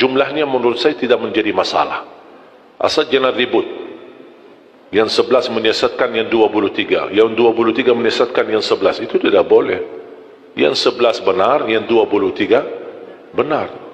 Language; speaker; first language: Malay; non-native, fluent; Arabic